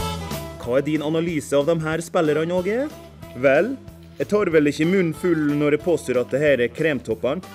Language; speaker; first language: Norwegian; native; Norwegian